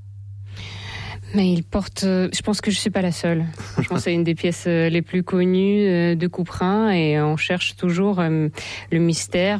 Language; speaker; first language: French; non-native, fluent; Russian